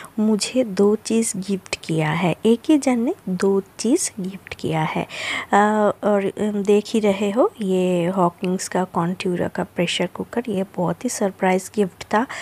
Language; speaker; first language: Hindi; non-native, local second language; Bangla